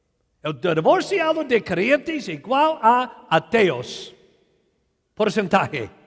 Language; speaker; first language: Spanish; non-native, learner; English